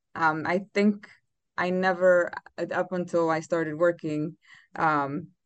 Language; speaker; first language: English; non-native, fluent; Romanian